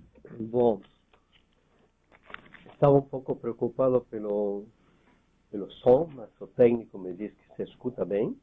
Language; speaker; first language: Portuguese; non-native, fluent; Spanish